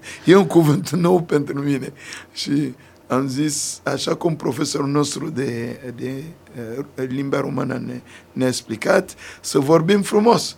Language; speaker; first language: Romanian; non-native, fluent; Sango